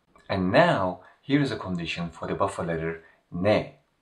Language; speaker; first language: English; non-native, fluent; Turkish